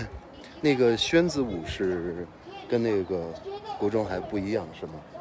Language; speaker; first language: Chinese; non-native, fluent; Mongolian